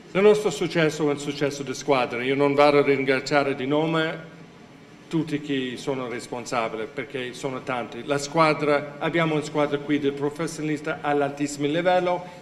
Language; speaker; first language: Italian; non-native, fluent; English